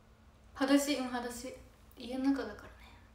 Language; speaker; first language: Japanese; native; Japanese